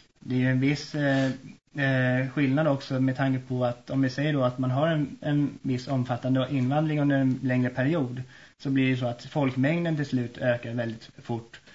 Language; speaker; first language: Swedish; native; Swedish